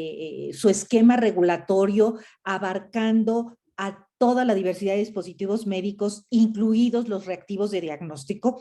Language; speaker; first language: Spanish; native; Spanish